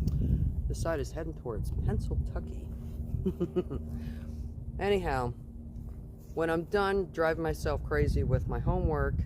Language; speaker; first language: English; native; English